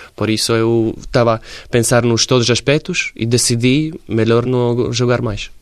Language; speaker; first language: Portuguese; non-native, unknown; Slovak